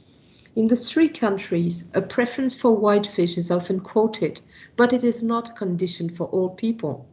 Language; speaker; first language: English; non-native, fluent; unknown